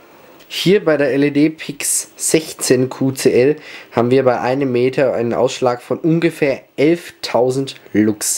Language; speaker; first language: German; native; German